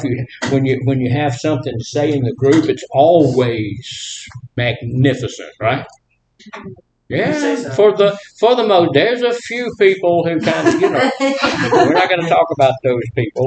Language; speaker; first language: English; native; English